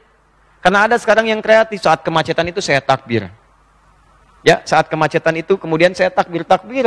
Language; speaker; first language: Indonesian; native; Indonesian